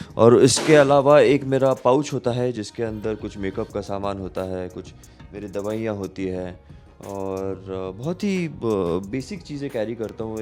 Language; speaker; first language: Hindi; non-native, local second language; Marathi